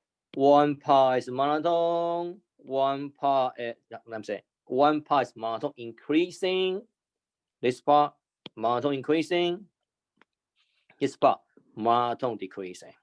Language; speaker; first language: English; non-native, fluent; Chinese